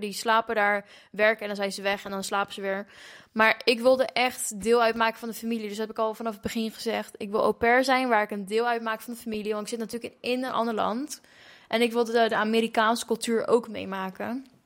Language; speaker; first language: Dutch; native; Dutch